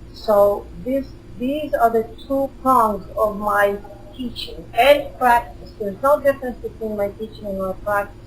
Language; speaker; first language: English; non-native, fluent; Hebrew